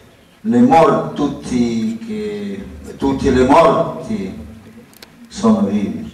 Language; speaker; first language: Italian; non-native, learner; Russian